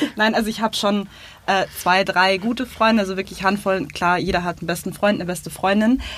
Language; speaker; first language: German; native; German